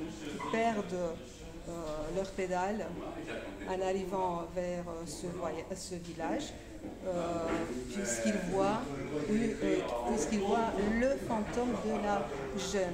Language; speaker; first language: French; non-native, fluent; Romanian